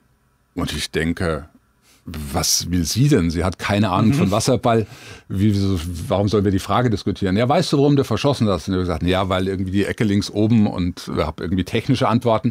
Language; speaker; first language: German; native; German